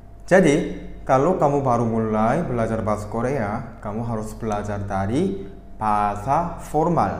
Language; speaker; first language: Indonesian; non-native, fluent; Korean